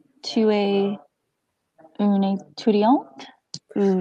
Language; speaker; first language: French; non-native, learner; English